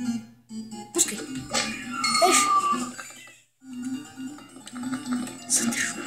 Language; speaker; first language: Bulgarian; native; Bulgarian